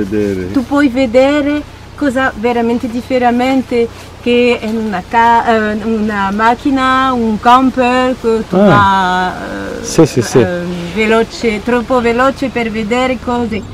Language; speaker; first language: Italian; non-native, learner; French